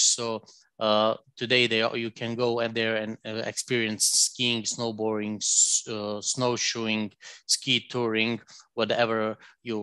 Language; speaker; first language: English; non-native, fluent; Croatian